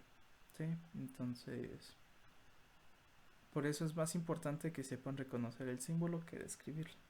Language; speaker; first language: Spanish; native; Spanish